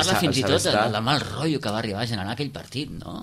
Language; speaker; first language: Catalan; native; Catalan